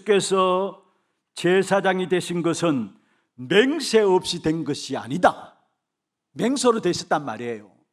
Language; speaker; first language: Korean; native; Korean